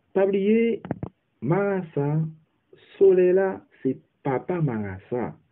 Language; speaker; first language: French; non-native, local second language; Haitian Creole